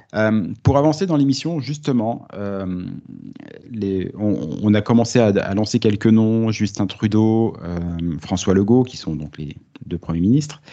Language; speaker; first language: French; native; French